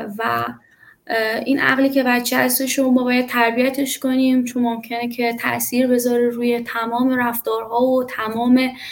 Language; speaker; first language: Persian; native; Persian